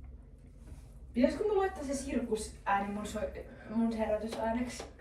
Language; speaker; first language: Finnish; native; Finnish